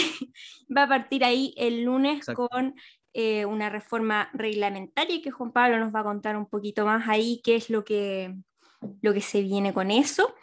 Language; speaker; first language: Spanish; native; Spanish